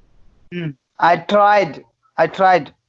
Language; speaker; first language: English; non-native, fluent; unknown